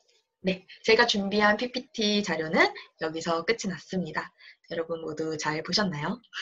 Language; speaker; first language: Korean; native; Korean